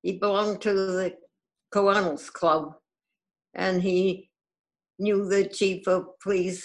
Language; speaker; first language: English; native; English